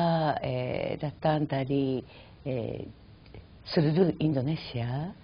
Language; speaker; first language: Indonesian; non-native, fluent; Japanese